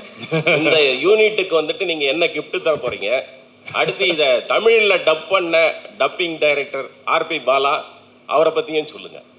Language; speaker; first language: Tamil; native; Tamil